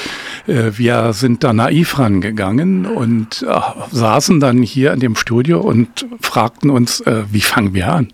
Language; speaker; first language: German; native; German